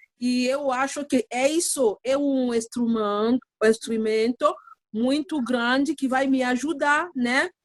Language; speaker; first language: Portuguese; non-native, learner; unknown